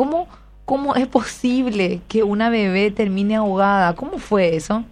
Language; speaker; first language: Spanish; native; Spanish